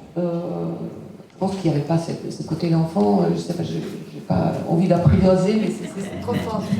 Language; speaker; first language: French; native; French